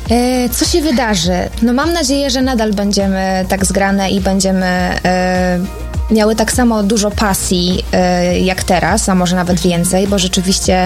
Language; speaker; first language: Polish; native; Polish